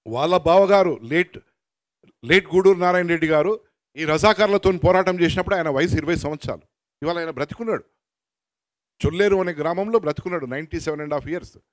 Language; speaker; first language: Telugu; native; Telugu